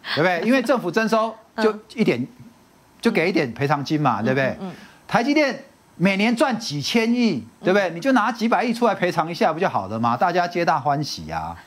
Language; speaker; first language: Chinese; native; Chinese